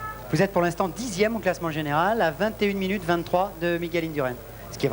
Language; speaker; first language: French; native; French